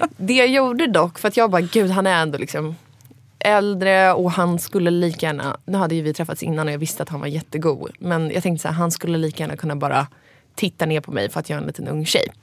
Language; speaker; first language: Swedish; early bilingual, other home language; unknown